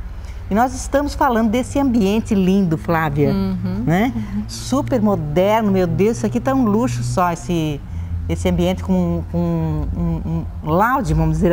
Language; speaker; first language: Portuguese; native; Portuguese